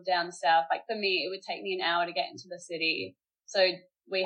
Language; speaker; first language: English; native; English